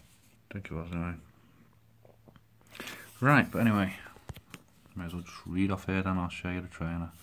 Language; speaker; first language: English; native; English